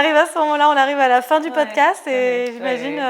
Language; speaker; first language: French; native; French